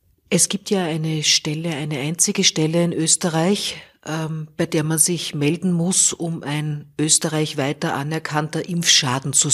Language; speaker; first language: German; native; German